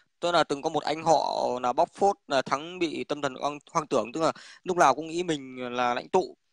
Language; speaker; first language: Vietnamese; native; Vietnamese